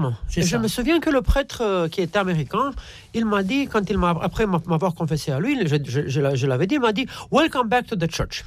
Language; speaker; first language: French; non-native, fluent; Romanian